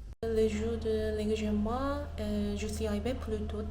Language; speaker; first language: French; non-native, learner; Korean